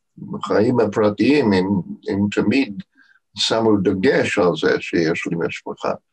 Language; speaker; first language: Hebrew; non-native, fluent; English